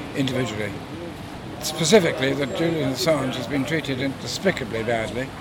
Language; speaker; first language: English; native; English